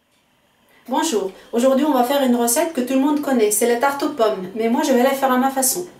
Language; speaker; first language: French; native; French